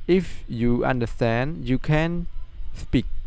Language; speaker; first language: English; non-native, learner; Khmer